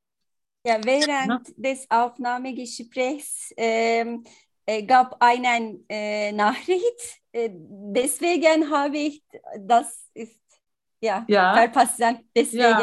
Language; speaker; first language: German; non-native, learner; Turkish